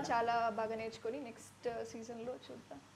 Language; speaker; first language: Telugu; non-native, learner; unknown